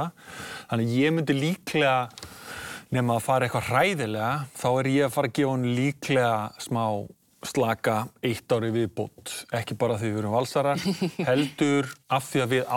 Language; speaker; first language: Icelandic; native; Icelandic